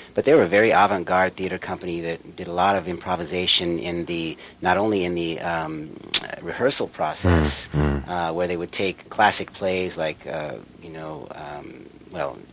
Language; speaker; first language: English; native; English